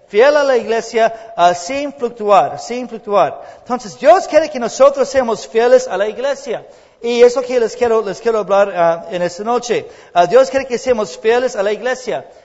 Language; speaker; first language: Spanish; non-native, fluent; English